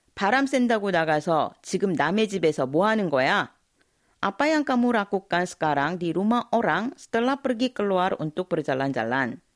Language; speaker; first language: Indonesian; non-native, fluent; Korean